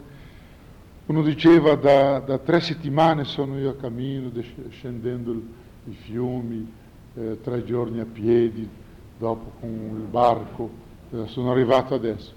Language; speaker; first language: Italian; non-native, fluent; Portuguese